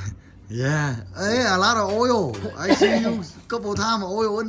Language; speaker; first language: English; non-native, learner; Vietnamese